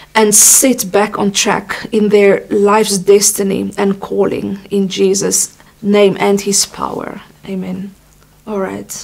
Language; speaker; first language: English; non-native, local second language; Afrikaans